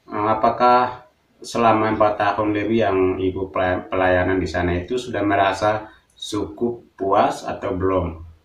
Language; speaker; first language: Indonesian; non-native, local second language; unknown